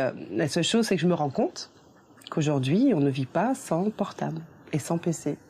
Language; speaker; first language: French; native; French